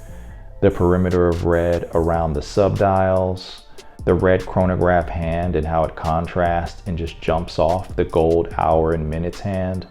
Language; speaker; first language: English; native; English